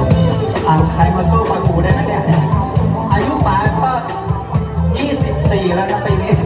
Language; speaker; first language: Thai; native; Thai